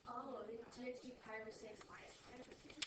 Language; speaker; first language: English; native; English